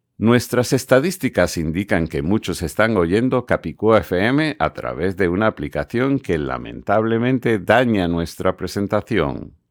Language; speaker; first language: Spanish; non-native, fluent; English